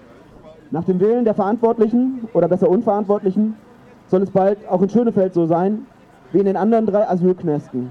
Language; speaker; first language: German; native; German